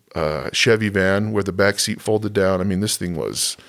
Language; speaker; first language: English; native; English